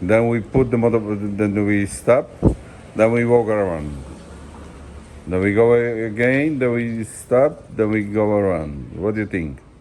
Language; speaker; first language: English; non-native, learner; Polish